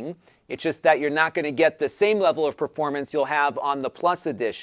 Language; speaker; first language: English; native; English